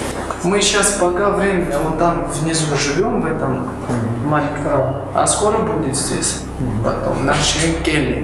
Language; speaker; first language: Russian; non-native, fluent; Georgian